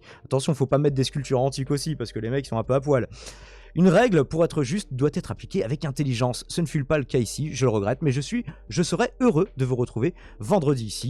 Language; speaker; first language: French; native; French